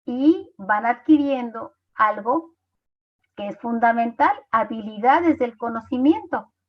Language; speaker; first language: Spanish; native; Spanish